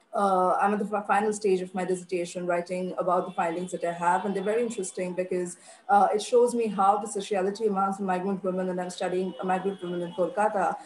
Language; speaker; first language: English; non-native, local second language; Bangla